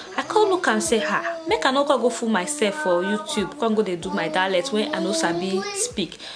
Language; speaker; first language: Nigerian Pidgin; non-native, local second language; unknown